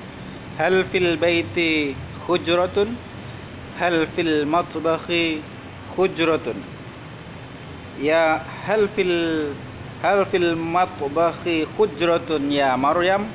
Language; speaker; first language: Arabic; non-native, learner; Indonesian